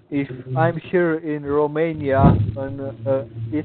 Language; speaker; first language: English; non-native, fluent; Romanian